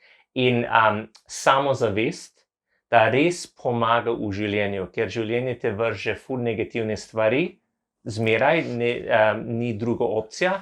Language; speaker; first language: Slovenian; non-native, learner; English